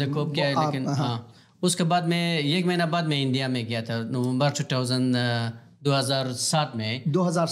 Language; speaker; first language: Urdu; non-native, learner; Pashto